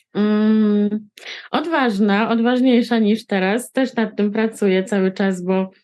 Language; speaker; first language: Polish; native; Polish